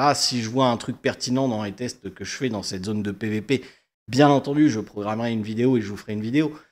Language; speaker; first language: French; native; French